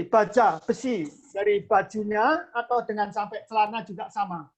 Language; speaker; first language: Indonesian; native; Indonesian